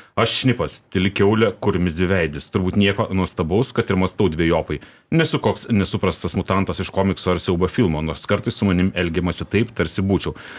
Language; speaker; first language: Lithuanian; native; Lithuanian